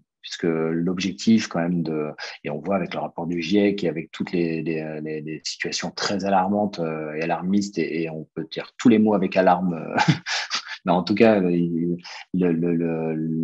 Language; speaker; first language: French; native; French